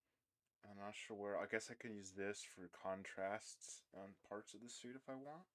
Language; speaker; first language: English; native; English